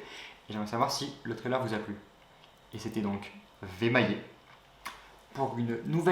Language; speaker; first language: French; native; French